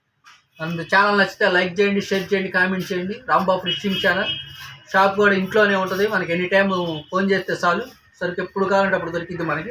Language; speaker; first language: Telugu; native; Telugu